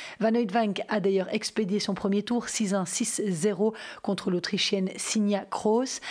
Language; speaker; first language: French; native; French